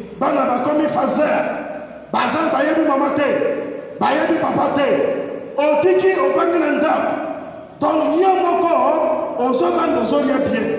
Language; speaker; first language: Lingala; non-native, fluent; Igbo